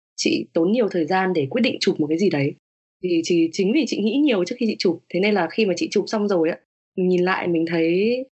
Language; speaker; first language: Vietnamese; native; Vietnamese